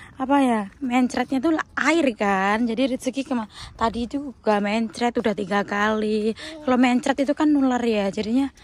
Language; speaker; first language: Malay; non-native, local second language; Javanese